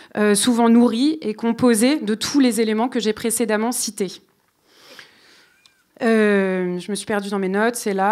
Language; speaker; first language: French; native; French